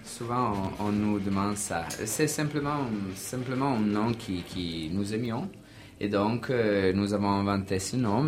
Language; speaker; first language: French; non-native, learner; Italian